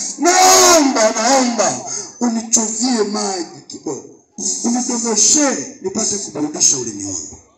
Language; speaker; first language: Swahili; native; Swahili